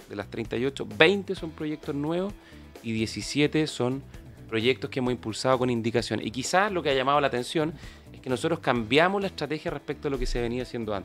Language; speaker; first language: Spanish; native; Spanish